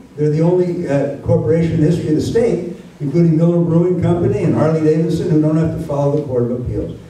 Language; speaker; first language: English; early bilingual, other home language; Spanish